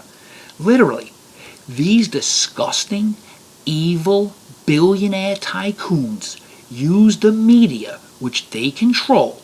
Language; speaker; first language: English; native; English